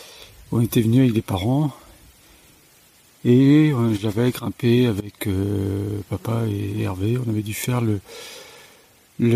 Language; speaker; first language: French; native; French